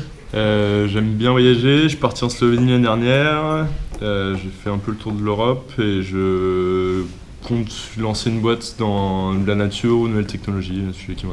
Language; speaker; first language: French; native; French